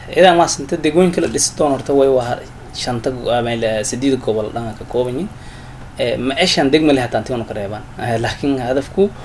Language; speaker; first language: Somali; non-native, local second language; Maithili